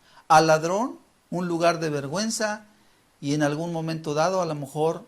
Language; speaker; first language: Spanish; native; Spanish